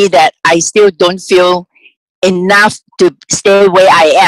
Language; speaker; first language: English; non-native, local second language; Cantonese